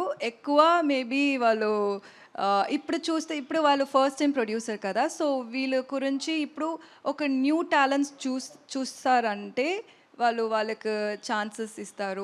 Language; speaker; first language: Telugu; non-native, learner; Tamil